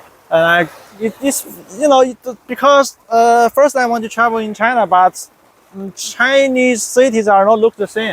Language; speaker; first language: English; non-native, fluent; Chinese